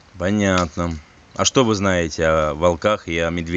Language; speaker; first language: Russian; native; Russian